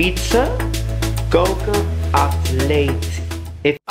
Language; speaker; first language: Dutch; non-native, learner; English